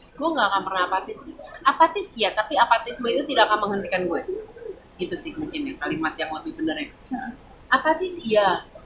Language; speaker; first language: Indonesian; early bilingual, other home language; German